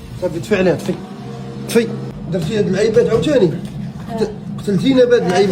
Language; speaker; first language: Arabic; native; Arabic